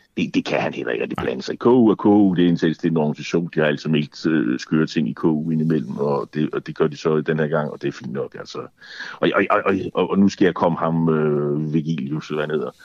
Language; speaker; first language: Danish; native; Danish